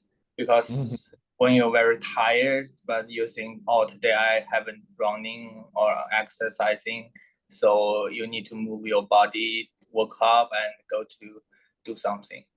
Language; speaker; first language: English; non-native, learner; Thai